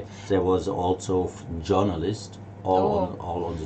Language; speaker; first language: English; non-native, learner; German